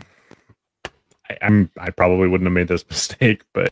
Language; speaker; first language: English; native; English